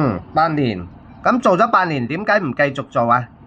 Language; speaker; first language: Cantonese; native; Cantonese